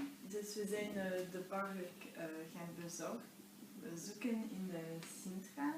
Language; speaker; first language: Dutch; non-native, learner; French